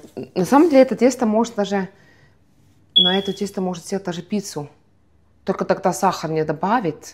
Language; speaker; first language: Russian; non-native, fluent; Estonian